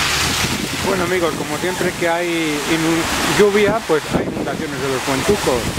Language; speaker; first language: Spanish; native; Spanish